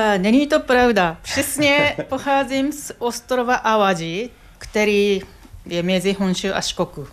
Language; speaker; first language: Czech; non-native, fluent; Japanese